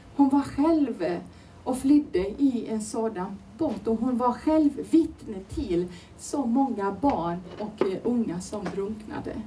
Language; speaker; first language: Swedish; non-native, fluent; Turoyo